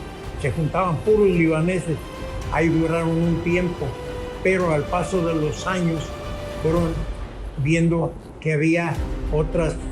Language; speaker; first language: Spanish; early bilingual, other home language; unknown